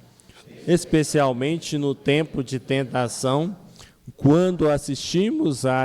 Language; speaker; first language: Portuguese; native; Portuguese